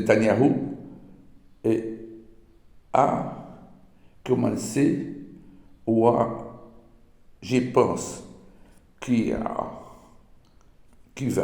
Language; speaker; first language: French; non-native, learner; Portuguese